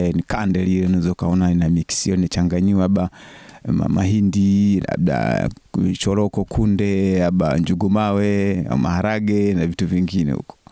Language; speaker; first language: Swahili; non-native, local second language; Sukuma